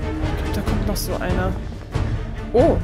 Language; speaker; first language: German; native; German